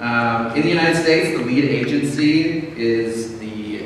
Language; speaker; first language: English; native; English